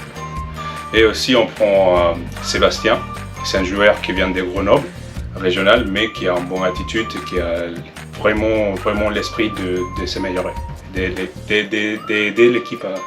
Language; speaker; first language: French; non-native, fluent; Spanish